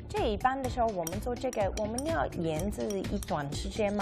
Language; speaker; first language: Chinese; non-native, fluent; English